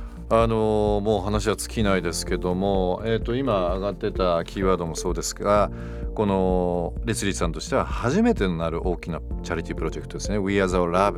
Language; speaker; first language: Japanese; native; Japanese